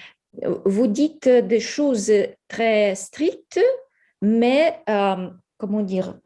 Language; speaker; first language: French; non-native, fluent; Ukrainian